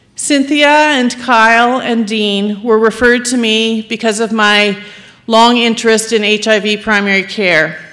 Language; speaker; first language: English; native; English